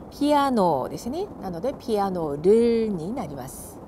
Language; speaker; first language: Japanese; non-native, fluent; Korean